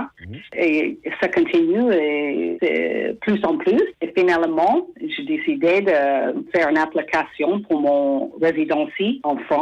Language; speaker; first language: French; non-native, fluent; English